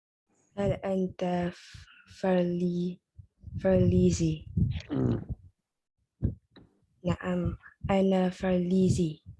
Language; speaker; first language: Arabic; non-native, learner; Malay